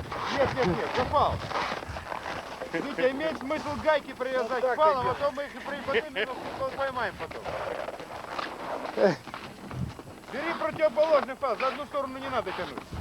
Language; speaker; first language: Russian; native; Russian